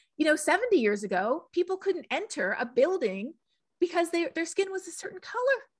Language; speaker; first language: English; native; English